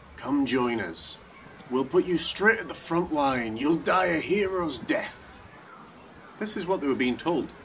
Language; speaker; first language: English; native; English